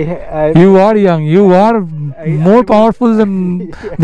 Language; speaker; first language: English; non-native, local second language; Bangla